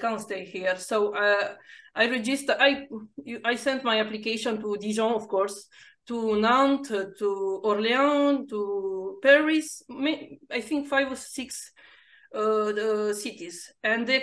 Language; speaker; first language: English; non-native, fluent; Romanian